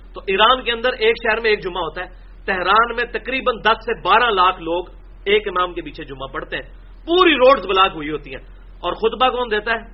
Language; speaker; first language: Urdu; non-native, local second language; Punjabi